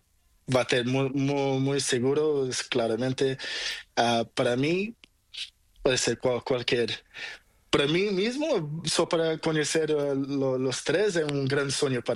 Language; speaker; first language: Spanish; non-native, learner; Portuguese